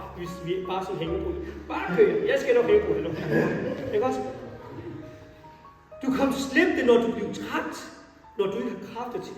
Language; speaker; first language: Danish; non-native, fluent; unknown